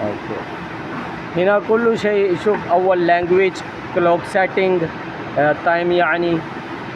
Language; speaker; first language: Arabic; non-native, learner; Hindi